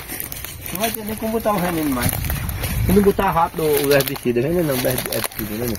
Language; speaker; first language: Portuguese; native; Portuguese